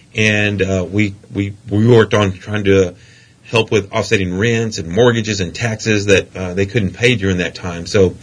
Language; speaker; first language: English; native; English